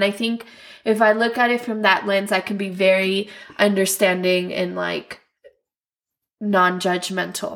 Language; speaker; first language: English; non-native, fluent; Spanish